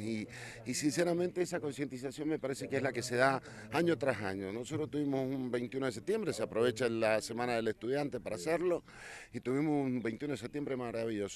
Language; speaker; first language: Spanish; native; Spanish